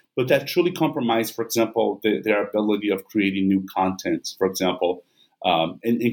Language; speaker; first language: English; non-native, fluent; Portuguese